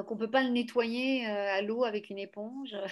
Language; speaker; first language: French; native; French